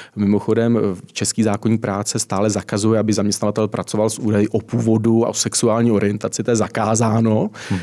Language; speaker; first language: Czech; native; Czech